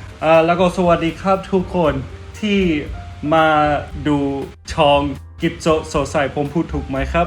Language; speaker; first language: Thai; non-native, fluent; English